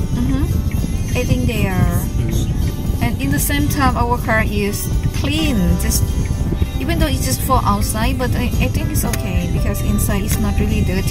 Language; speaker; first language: English; non-native, fluent; Filipino